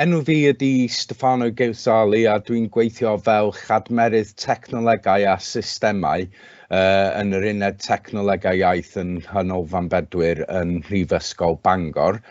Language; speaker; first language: Welsh; non-native, local second language; English